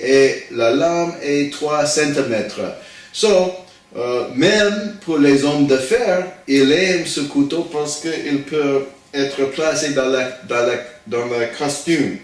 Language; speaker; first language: French; non-native, learner; English